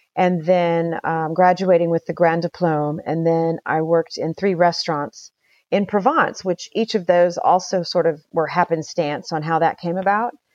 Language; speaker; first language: English; native; English